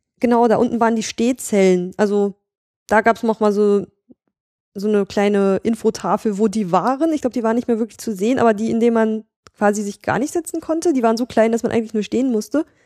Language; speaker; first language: German; native; German